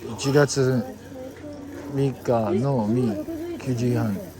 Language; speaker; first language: Japanese; non-native, learner; Filipino